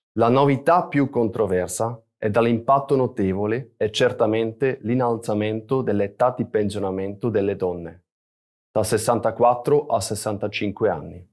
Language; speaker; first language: Italian; native; Italian